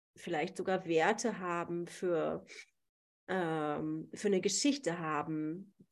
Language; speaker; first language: German; native; German